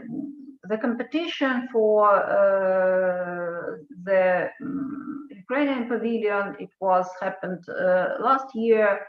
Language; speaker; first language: English; non-native, fluent; Ukrainian